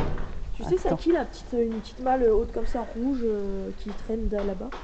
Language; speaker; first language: French; native; French